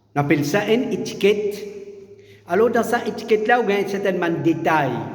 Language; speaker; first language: French; non-native, learner; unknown